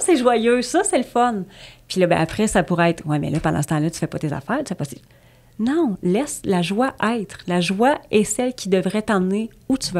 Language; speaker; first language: French; native; French